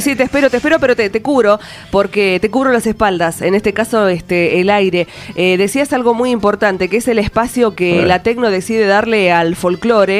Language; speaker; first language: Spanish; native; Spanish